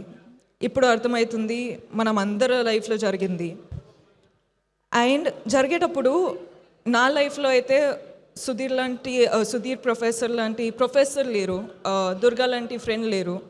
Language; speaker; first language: Telugu; non-native, fluent; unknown